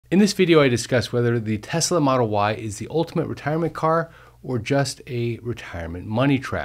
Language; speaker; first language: English; native; English